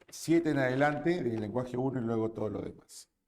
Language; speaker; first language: Spanish; native; Spanish